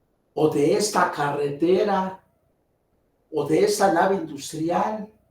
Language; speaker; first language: Spanish; native; Spanish